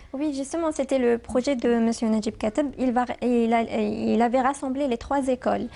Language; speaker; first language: French; non-native, local second language; Arabic